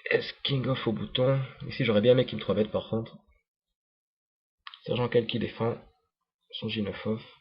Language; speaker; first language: French; native; French